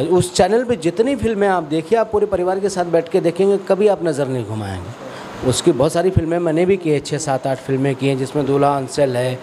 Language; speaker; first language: Hindi; non-native, local second language; Bhojpuri